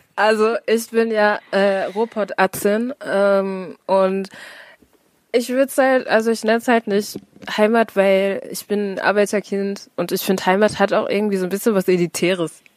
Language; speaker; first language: German; native; German